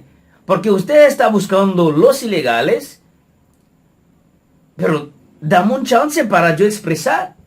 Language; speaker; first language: Spanish; non-native, fluent; Haitian Creole